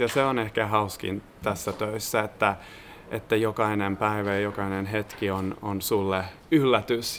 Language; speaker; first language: Finnish; non-native, fluent; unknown